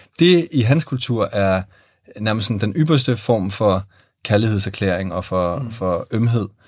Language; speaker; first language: Danish; native; Danish